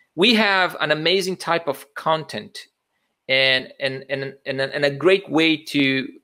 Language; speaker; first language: English; non-native, fluent; Portuguese